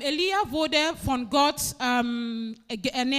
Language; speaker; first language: German; non-native, fluent; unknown